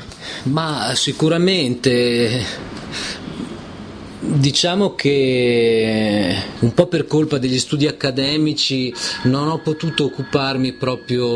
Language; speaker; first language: Italian; native; Italian